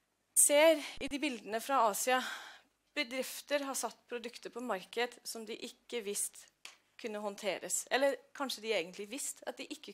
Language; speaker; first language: Norwegian; non-native, fluent; English